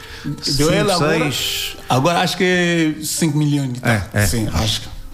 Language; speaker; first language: Portuguese; non-native, learner; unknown